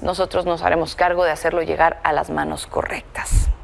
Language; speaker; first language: Spanish; native; Spanish